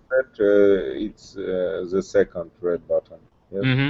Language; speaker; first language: English; non-native, learner; Russian